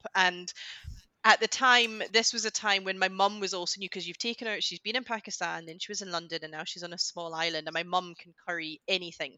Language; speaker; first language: English; native; English